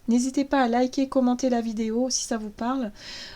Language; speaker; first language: French; native; French